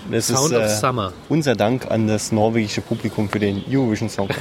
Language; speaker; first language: German; native; German